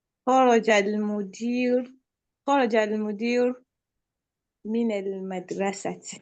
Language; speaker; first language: Arabic; non-native, learner; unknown